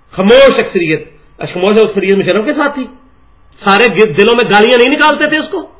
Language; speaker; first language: Urdu; non-native, local second language; Punjabi